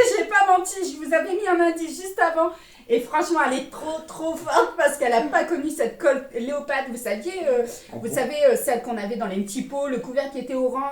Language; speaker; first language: French; native; French